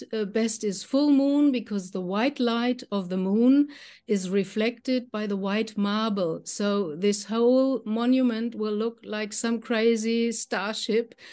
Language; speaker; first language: English; non-native, fluent; German